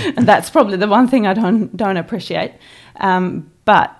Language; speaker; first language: English; non-native, fluent; Norwegian